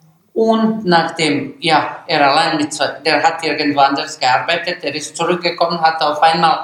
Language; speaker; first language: German; non-native, learner; Bosnian